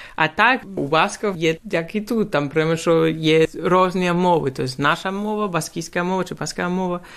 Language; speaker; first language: Ukrainian; non-native, fluent; Basque